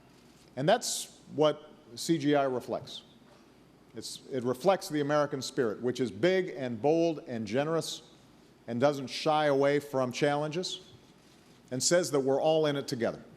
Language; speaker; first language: English; native; English